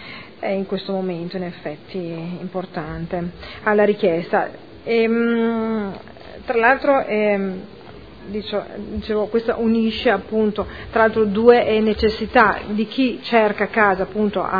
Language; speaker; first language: Italian; native; Italian